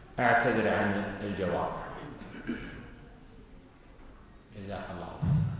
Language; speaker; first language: Arabic; native; Arabic